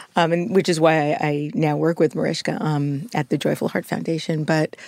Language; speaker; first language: English; native; English